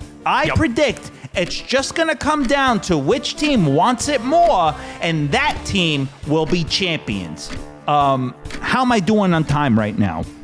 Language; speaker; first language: English; native; English